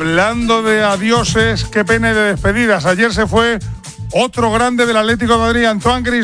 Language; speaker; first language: Spanish; native; Spanish